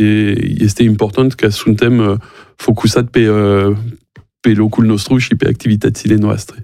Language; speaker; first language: Romanian; non-native, learner; French